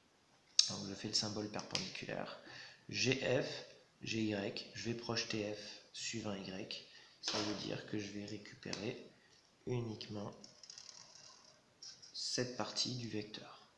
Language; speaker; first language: French; native; French